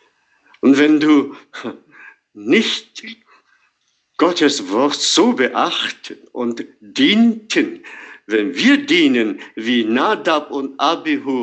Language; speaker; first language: German; non-native, fluent; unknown